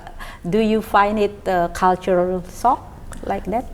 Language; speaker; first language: English; non-native, fluent; Indonesian